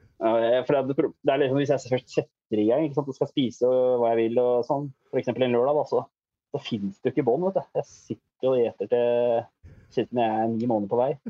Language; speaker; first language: Norwegian; native; Norwegian